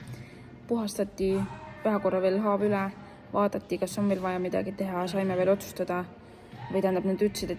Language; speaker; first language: Estonian; native; Estonian